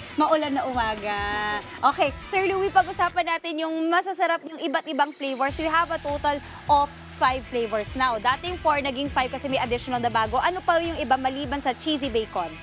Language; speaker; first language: Filipino; native; Filipino